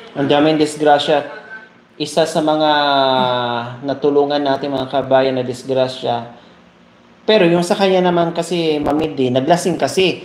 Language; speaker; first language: Filipino; native; Filipino